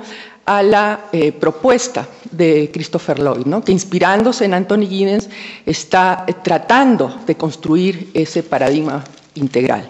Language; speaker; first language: Spanish; native; Spanish